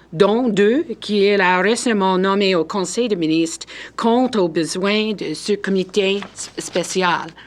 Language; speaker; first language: French; non-native, local second language; English